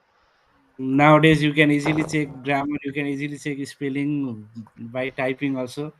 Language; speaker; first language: English; non-native, fluent; Nepali